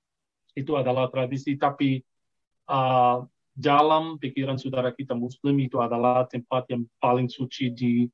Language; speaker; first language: Indonesian; non-native, fluent; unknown